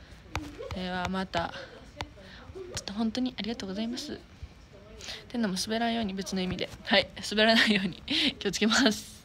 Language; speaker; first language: Japanese; native; Japanese